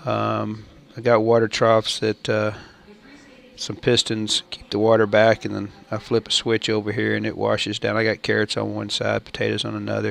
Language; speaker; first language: English; native; English